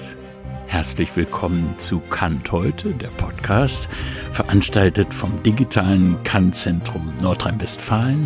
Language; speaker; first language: German; native; German